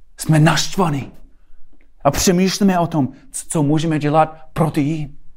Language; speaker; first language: Czech; non-native, fluent; English